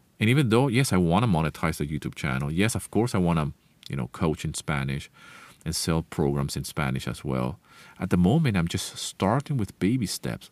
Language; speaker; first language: English; non-native, fluent; Spanish